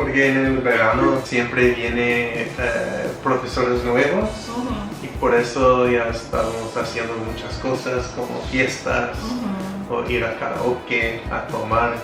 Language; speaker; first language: Spanish; non-native, fluent; English